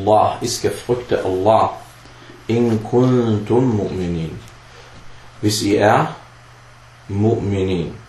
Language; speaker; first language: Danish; early bilingual, other home language; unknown